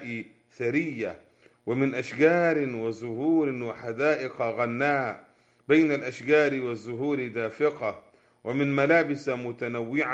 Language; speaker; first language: Arabic; native; Arabic